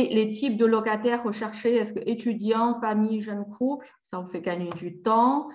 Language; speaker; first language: French; native; French